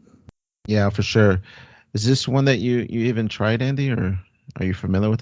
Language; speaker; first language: English; native; English